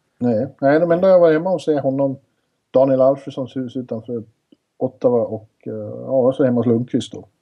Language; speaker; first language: Swedish; native; Swedish